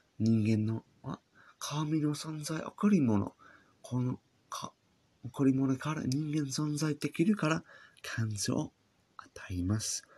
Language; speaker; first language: Japanese; non-native, learner; English